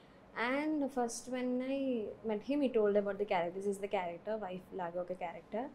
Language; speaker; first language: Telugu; non-native, learner; Malayalam